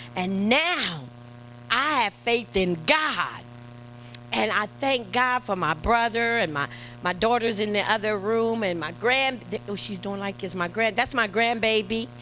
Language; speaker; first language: English; native; English